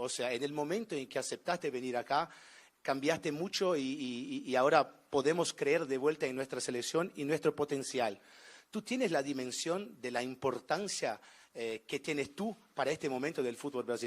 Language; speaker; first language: Spanish; non-native, local second language; Portuguese